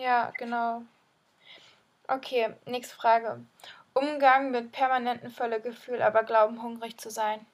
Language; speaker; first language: German; native; German